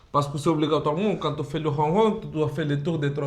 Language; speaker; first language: French; non-native, fluent; Spanish